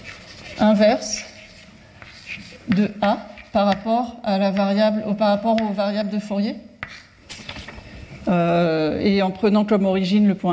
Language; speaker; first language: French; native; French